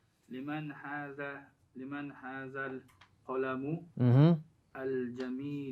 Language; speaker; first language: Arabic; non-native, learner; English